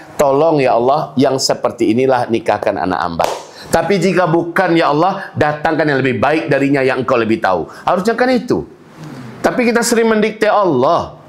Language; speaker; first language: Malay; non-native, local second language; Minangkabau